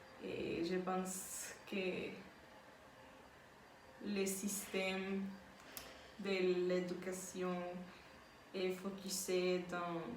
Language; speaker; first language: French; non-native, learner; Spanish